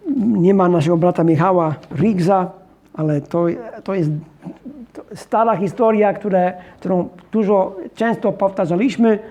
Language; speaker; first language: Polish; non-native, fluent; English